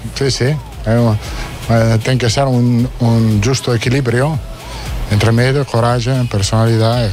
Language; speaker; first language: Portuguese; non-native, fluent; Italian